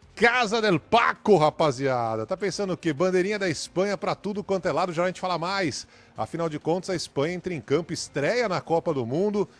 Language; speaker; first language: Portuguese; native; Portuguese